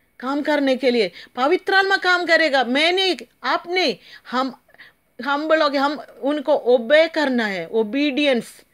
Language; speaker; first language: Hindi; non-native, local second language; Malayalam